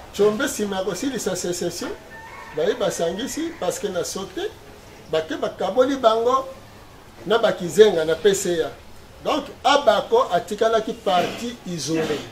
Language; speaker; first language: Lingala; native; Lingala